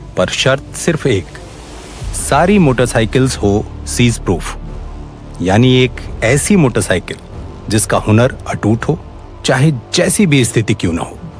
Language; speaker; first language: Hindi; native; Hindi